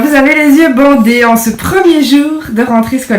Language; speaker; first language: French; native; French